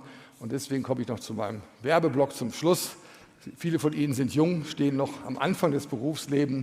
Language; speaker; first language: German; native; German